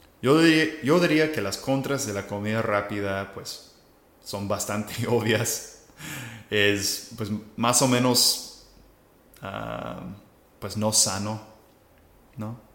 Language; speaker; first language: Spanish; non-native, fluent; English